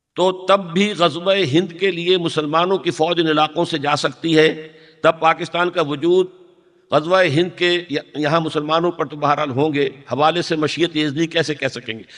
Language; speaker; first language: Urdu; native; Urdu